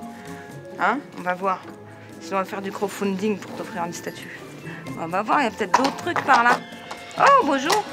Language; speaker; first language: French; native; French